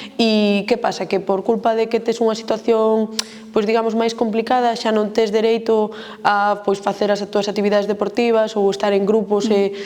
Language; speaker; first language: Galician; non-native, local second language; Spanish